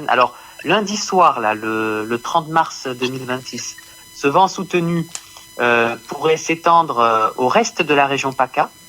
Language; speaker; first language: French; native; French